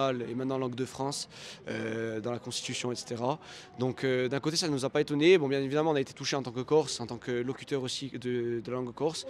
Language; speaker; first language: French; native; French